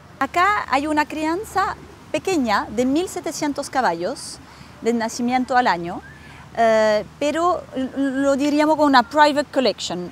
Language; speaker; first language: Spanish; non-native, fluent; French